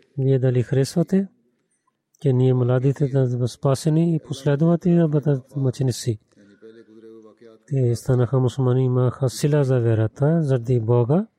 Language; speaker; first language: Bulgarian; non-native, learner; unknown